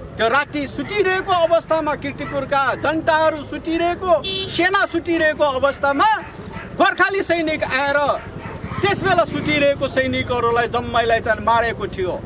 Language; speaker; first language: Nepali; non-native, local second language; Newari